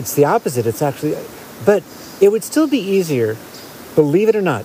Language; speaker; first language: English; native; English